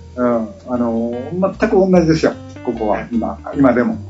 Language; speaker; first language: Japanese; native; Japanese